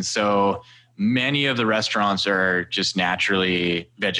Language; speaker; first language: English; native; English